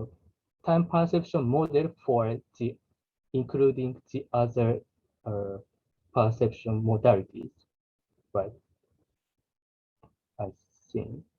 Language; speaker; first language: English; non-native, learner; Japanese